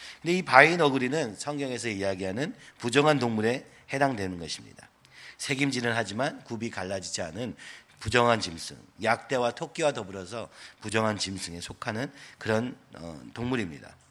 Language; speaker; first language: Korean; native; Korean